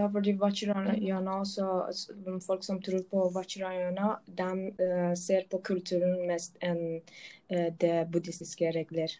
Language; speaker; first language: Norwegian; non-native, local second language; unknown